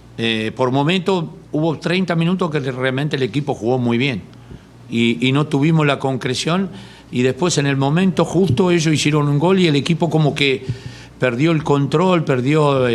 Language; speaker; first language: Spanish; native; Spanish